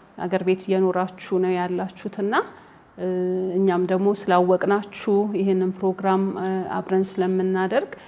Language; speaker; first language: Amharic; native; Amharic